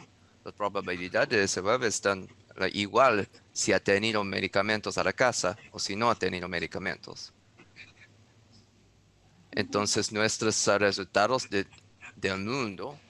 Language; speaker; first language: Spanish; non-native, learner; English